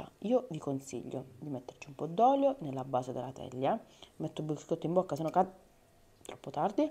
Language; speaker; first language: Italian; native; Italian